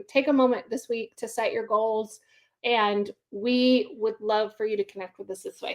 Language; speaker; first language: English; native; English